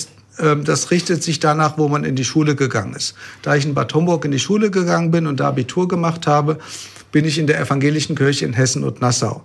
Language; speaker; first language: German; native; German